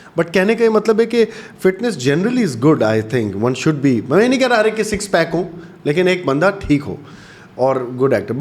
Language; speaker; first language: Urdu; non-native, local second language; Pashto